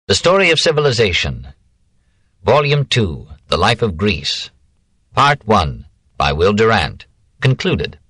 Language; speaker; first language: English; native; English